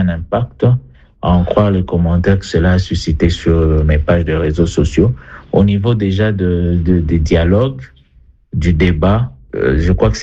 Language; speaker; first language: French; non-native, local second language; Swahili